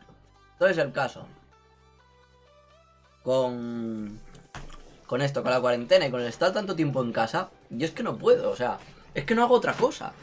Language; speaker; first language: Spanish; native; Spanish